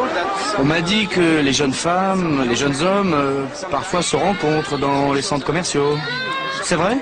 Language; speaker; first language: French; native; French